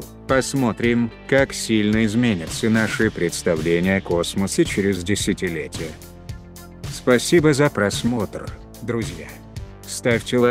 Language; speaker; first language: Russian; native; Russian